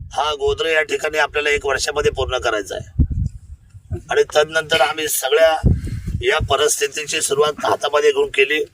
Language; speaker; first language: Marathi; native; Marathi